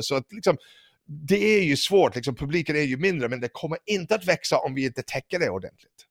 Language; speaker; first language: Swedish; non-native, fluent; English